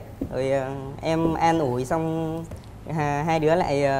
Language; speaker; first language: Vietnamese; native; Vietnamese